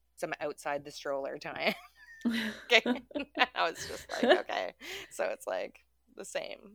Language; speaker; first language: English; early bilingual, other home language; German